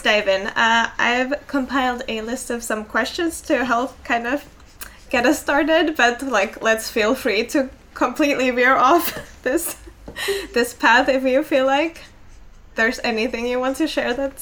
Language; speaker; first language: English; non-native, fluent; Finnish